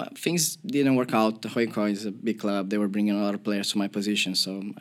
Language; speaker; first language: English; non-native, fluent; Portuguese